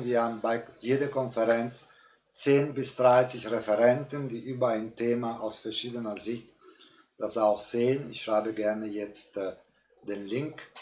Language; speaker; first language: German; non-native, fluent; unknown